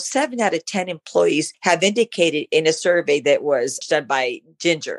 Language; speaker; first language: English; early bilingual, other home language; Spanish